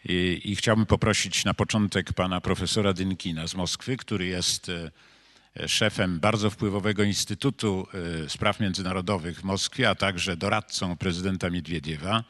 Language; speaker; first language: Polish; native; Polish